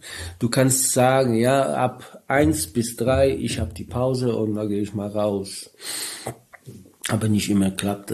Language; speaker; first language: German; non-native, learner; Polish